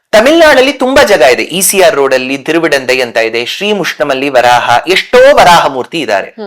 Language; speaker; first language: Kannada; non-native, local second language; Tamil